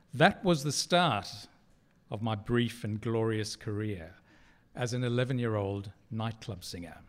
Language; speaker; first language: English; native; English